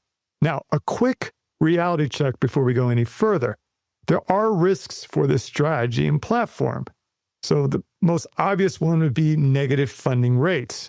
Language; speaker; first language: English; native; English